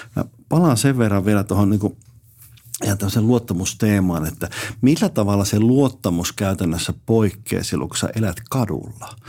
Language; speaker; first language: Finnish; native; Finnish